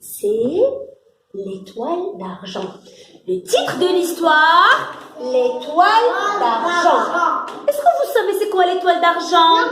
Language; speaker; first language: French; non-native, local second language; Arabic